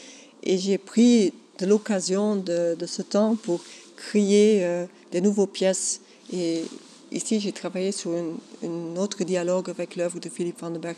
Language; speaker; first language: French; non-native, local second language; Dutch